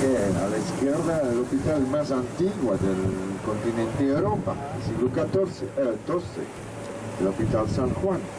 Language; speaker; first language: Spanish; non-native, learner; Dutch